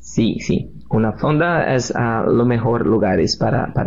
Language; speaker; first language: Spanish; non-native, learner; Portuguese